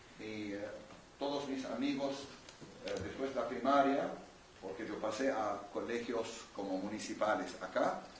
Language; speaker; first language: Spanish; non-native, fluent; Arabic